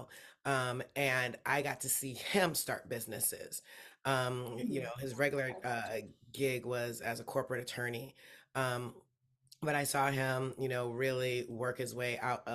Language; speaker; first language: English; native; English